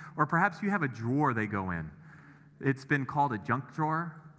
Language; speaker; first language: English; native; English